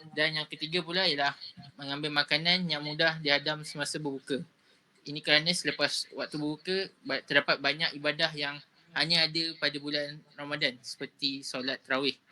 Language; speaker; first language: Malay; native; Malay